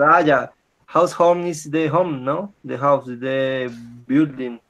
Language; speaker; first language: English; non-native, learner; Spanish